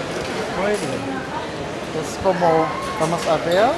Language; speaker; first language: Spanish; non-native, learner; German